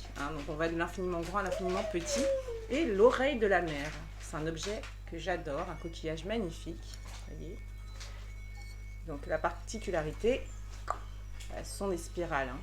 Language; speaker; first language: French; native; French